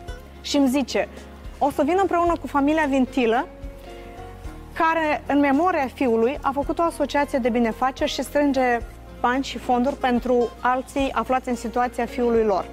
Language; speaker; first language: Romanian; native; Romanian